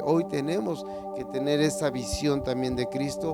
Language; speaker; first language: Spanish; native; Spanish